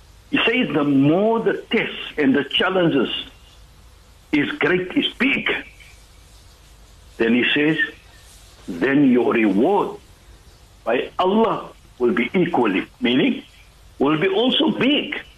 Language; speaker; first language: English; non-native, local second language; Afrikaans